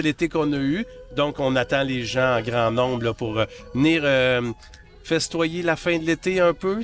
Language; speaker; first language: French; native; French